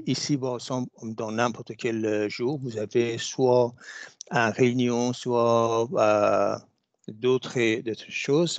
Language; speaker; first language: French; non-native, fluent; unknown